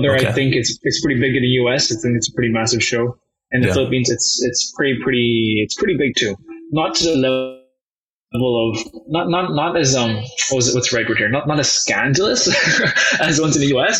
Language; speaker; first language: English; non-native, local second language; Cantonese